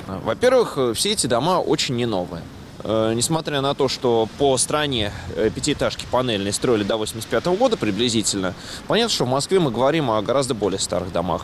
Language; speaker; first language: Russian; native; Russian